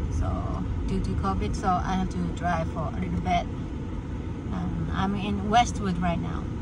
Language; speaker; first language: English; non-native, fluent; Japanese